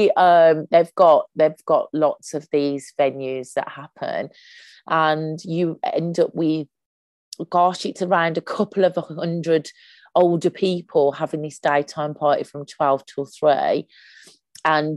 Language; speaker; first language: English; native; English